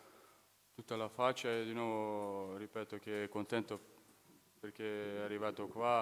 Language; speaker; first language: Italian; non-native, fluent; Serbian